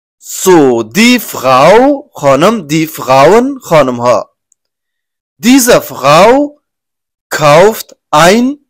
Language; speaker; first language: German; non-native, learner; Persian